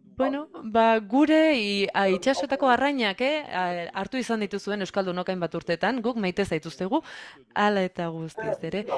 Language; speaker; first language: Basque; non-native, fluent; French